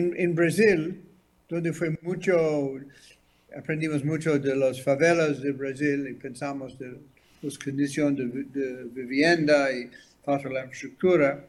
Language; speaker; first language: Spanish; non-native, fluent; English